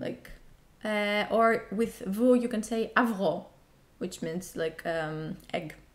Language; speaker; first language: English; non-native, fluent; Greek